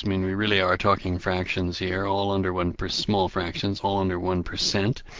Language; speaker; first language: English; native; English